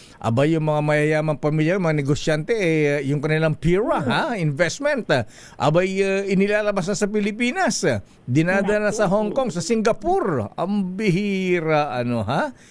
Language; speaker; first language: Filipino; non-native, local second language; Iloko